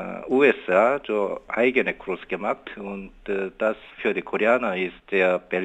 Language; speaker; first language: German; non-native, fluent; Korean